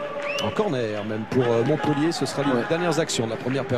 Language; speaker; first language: French; native; French